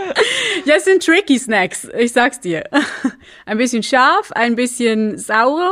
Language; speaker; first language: German; native; German